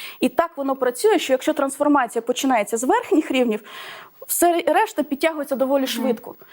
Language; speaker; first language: Ukrainian; non-native, local second language; Russian